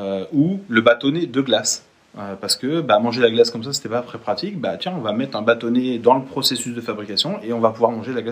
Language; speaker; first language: French; native; French